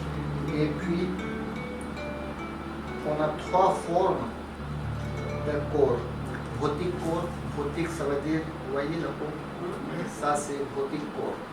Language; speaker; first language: French; non-native, learner; Hindi